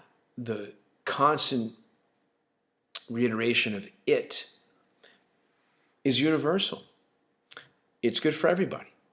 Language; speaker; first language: English; native; English